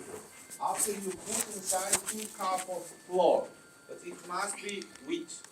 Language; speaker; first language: English; non-native, learner; Georgian